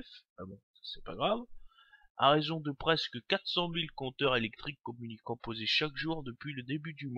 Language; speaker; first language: French; native; French